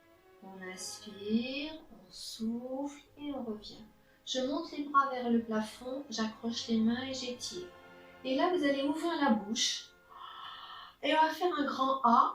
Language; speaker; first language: French; native; French